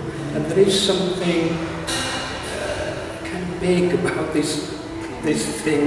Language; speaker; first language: English; native; English